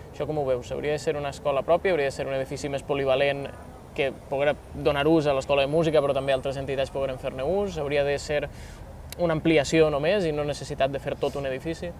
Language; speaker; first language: Catalan; native; Catalan